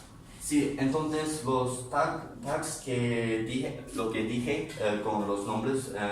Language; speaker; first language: Spanish; non-native, learner; English